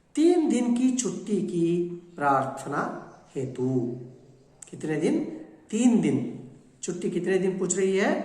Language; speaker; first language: Hindi; non-native, local second language; Kannada